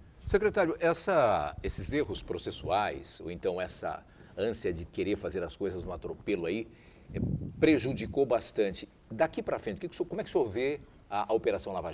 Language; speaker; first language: Portuguese; native; Portuguese